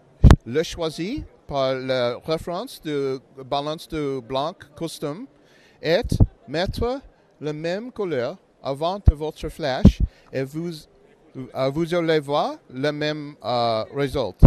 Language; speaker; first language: French; non-native, learner; English